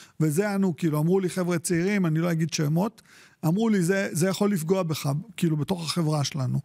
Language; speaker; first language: Hebrew; native; Hebrew